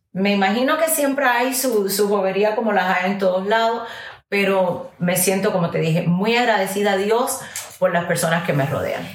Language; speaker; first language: Spanish; early bilingual, heritage; Spanish